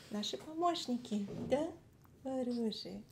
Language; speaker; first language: Russian; native; Russian